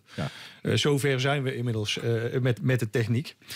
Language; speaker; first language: Dutch; native; Dutch